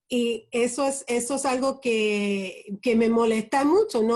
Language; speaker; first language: Spanish; early bilingual, heritage; Spanish